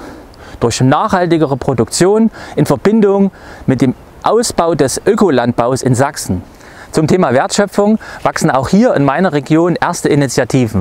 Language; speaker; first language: German; native; German